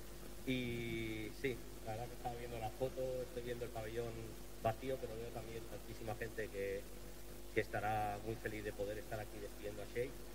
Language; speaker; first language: Spanish; native; Spanish